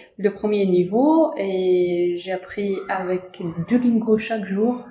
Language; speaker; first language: French; non-native, learner; Arabic